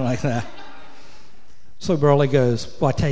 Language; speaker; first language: English; native; English